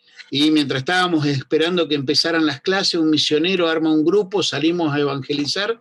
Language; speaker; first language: Spanish; native; Spanish